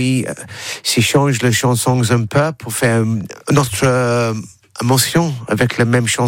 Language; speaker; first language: French; non-native, learner; English